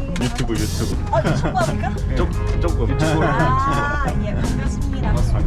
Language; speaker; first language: Korean; native; Korean